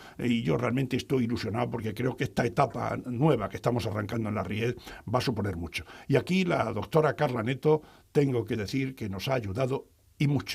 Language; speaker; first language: Spanish; native; Spanish